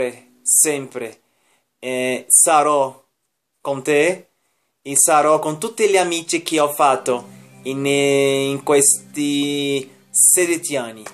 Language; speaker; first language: Italian; non-native, learner; Portuguese